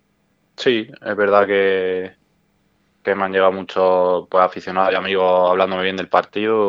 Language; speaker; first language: Spanish; native; Spanish